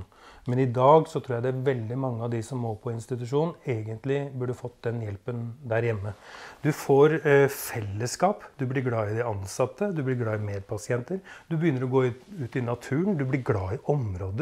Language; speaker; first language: Norwegian; native; Norwegian